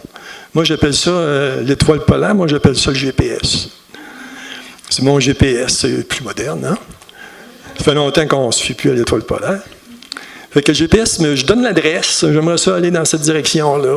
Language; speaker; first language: French; native; French